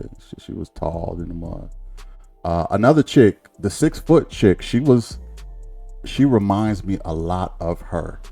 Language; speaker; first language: English; native; English